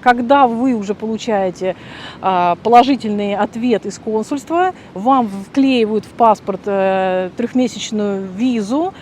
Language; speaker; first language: Russian; native; Russian